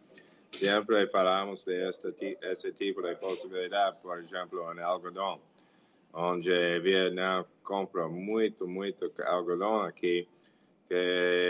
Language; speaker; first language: Portuguese; non-native, learner; English